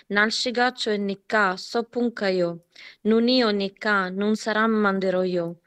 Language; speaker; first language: Korean; non-native, learner; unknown